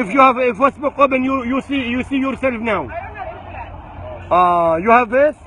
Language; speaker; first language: English; non-native, learner; Arabic